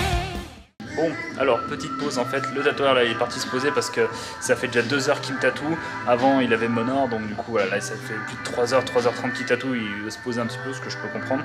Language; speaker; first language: French; native; French